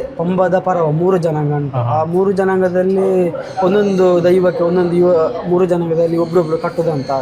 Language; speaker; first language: Kannada; non-native, local second language; Tulu